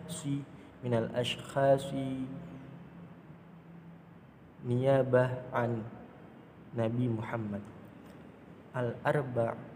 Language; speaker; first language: Arabic; non-native, learner; Indonesian